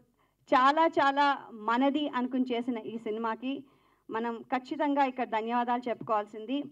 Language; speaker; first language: Telugu; native; Telugu